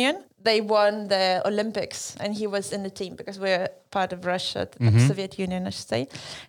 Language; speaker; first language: English; non-native, fluent; Lithuanian